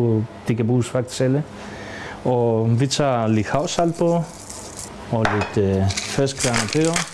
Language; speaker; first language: Danish; non-native, fluent; Greek